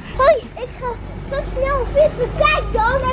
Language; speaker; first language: Dutch; early bilingual, other home language; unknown